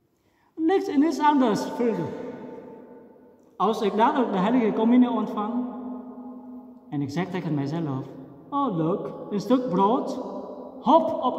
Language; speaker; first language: Dutch; non-native, fluent; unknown